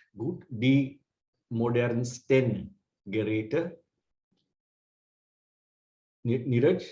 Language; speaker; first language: German; non-native, fluent; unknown